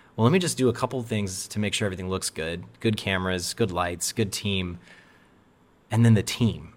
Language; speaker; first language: English; native; English